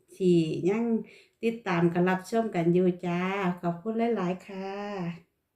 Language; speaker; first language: Thai; native; Thai